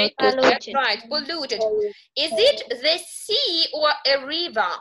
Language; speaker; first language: English; non-native, fluent; Russian